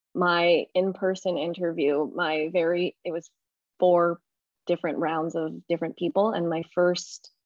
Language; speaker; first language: English; native; English